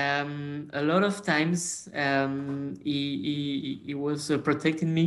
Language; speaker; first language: English; non-native, fluent; French